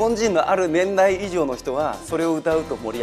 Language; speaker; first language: Japanese; native; Japanese